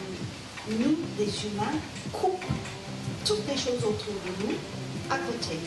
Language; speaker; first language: French; non-native, learner; English